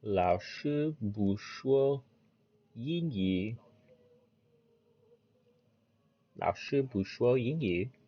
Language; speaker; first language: Chinese; non-native, learner; English